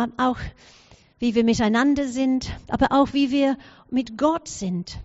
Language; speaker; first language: German; non-native, fluent; English